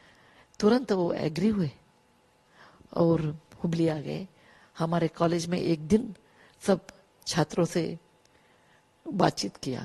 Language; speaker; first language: Hindi; non-native, local second language; Kannada